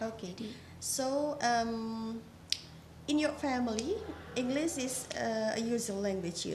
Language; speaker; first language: English; non-native, fluent; Indonesian